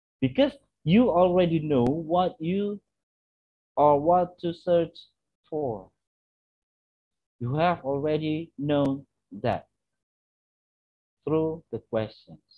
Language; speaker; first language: English; non-native, fluent; Indonesian